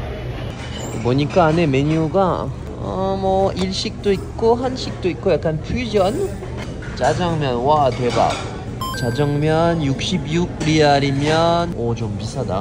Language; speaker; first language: Korean; non-native, fluent; French